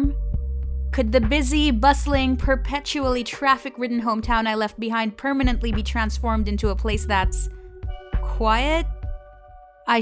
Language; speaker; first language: English; non-native, local second language; Filipino